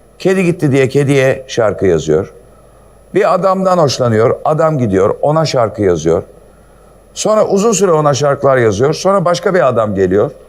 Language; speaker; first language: Turkish; native; Turkish